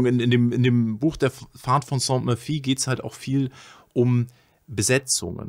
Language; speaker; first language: German; native; German